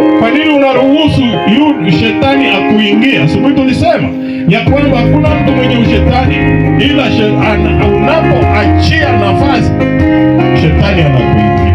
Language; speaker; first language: Swahili; non-native, local second language; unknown